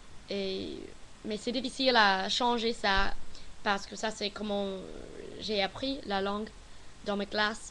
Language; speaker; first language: French; non-native, learner; English